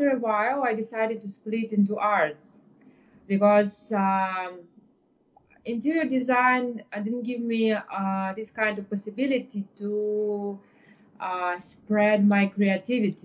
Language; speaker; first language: English; non-native, fluent; Ukrainian